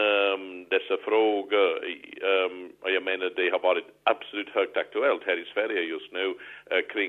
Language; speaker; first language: Swedish; non-native, fluent; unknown